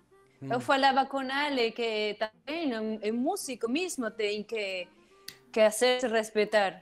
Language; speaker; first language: Portuguese; non-native, learner; Spanish